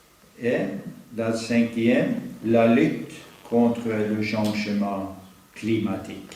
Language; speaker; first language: French; non-native, fluent; Norwegian